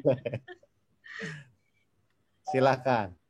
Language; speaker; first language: Indonesian; native; Indonesian